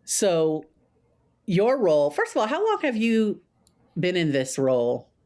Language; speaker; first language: English; native; English